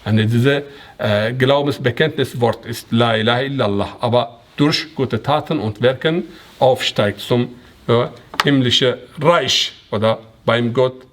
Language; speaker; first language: German; non-native, learner; Persian